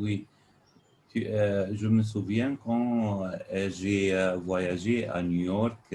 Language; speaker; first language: French; non-native, fluent; Arabic